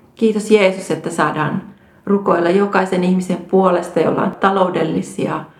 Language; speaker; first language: Finnish; native; Finnish